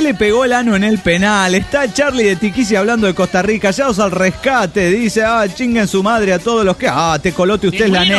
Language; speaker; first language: Spanish; native; Spanish